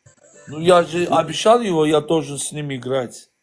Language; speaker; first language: Russian; non-native, learner; Azerbaijani